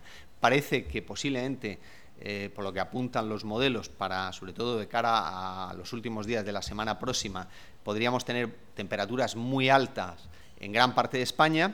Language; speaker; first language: Spanish; native; Spanish